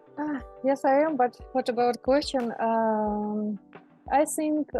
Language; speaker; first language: English; non-native, learner; Russian